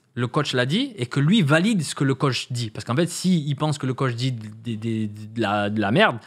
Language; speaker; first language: French; native; French